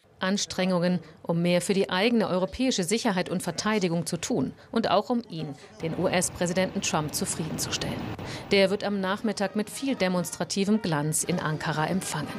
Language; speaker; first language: German; native; German